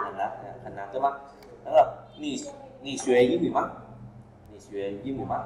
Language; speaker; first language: Chinese; non-native, fluent; Vietnamese